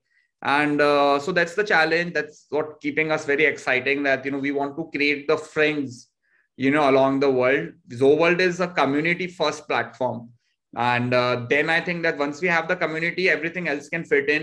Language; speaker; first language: English; non-native, local second language; Hindi